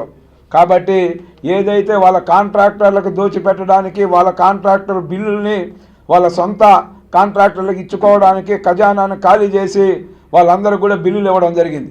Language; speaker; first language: Telugu; native; Telugu